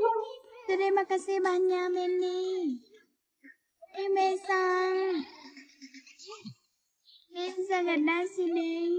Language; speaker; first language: Indonesian; non-native, learner; Vietnamese